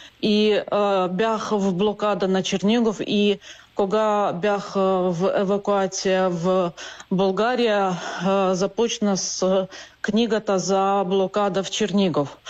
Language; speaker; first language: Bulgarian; non-native, learner; Ukrainian